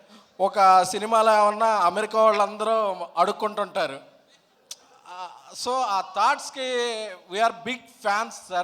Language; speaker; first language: Telugu; native; Telugu